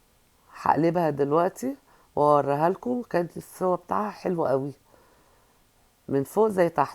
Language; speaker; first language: Arabic; native; Arabic